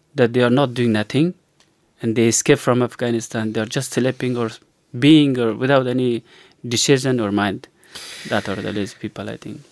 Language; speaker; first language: English; non-native, learner; Persian